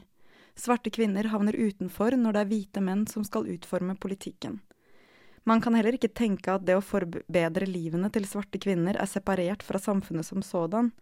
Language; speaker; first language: Norwegian; native; Norwegian